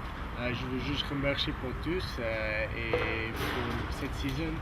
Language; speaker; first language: French; non-native, learner; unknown